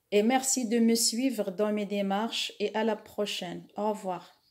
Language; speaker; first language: French; non-native, local second language; Arabic